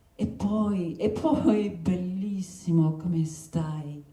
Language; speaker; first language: Italian; non-native, fluent; English